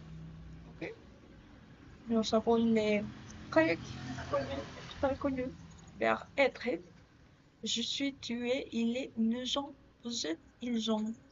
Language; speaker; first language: French; non-native, learner; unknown